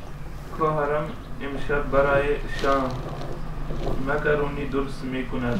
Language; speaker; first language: Persian; non-native, learner; Urdu